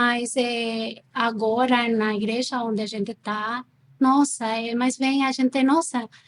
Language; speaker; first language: Portuguese; non-native, fluent; Spanish